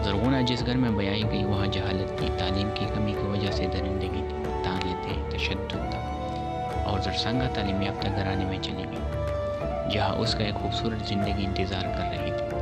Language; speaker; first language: Urdu; non-native, local second language; Pashto